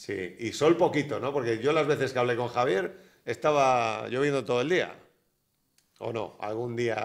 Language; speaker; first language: Spanish; native; Spanish